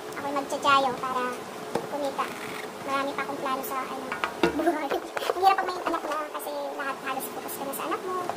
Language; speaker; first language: Filipino; non-native, local second language; Cebuano